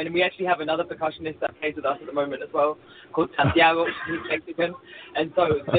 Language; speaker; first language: English; native; English